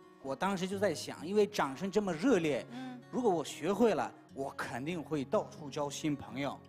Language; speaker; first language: Chinese; non-native, fluent; Tajik